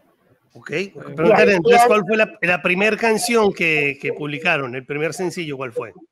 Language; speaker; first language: Spanish; native; Spanish